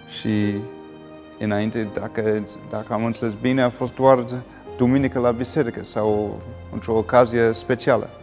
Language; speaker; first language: Romanian; non-native, fluent; English